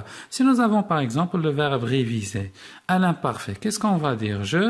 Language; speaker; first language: French; non-native, local second language; Arabic